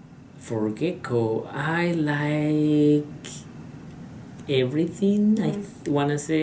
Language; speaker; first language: English; non-native, learner; Spanish